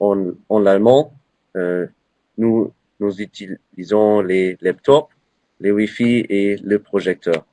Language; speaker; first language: French; non-native, learner; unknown